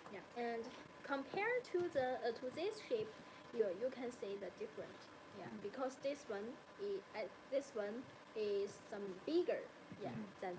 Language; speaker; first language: English; non-native, learner; Chinese